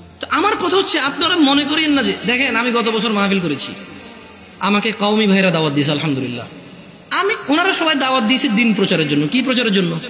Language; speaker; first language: Bangla; early bilingual, heritage; Bangla